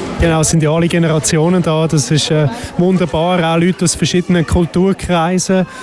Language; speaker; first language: German; native; German